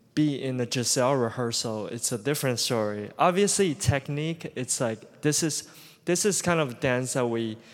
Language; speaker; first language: English; non-native, fluent; Chinese